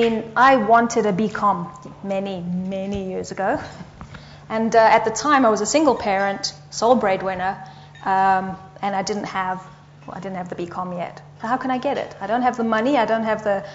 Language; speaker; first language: English; native; English